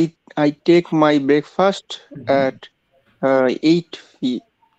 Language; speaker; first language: English; non-native, learner; Bangla